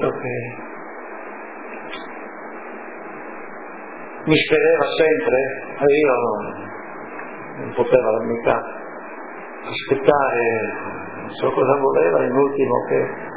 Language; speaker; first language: Italian; native; Italian